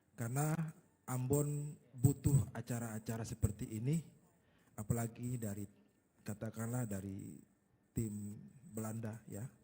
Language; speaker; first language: Indonesian; native; Indonesian